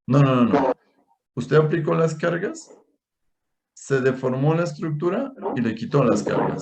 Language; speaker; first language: Spanish; native; Spanish